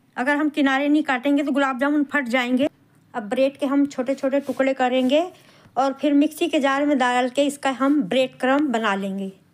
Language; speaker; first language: Hindi; native; Hindi